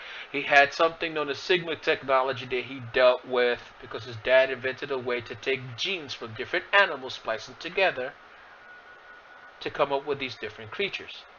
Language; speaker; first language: English; native; English